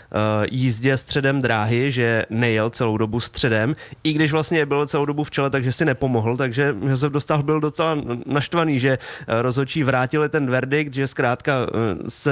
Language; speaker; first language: Czech; native; Czech